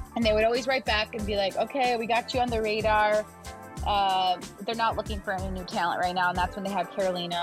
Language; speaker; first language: English; native; English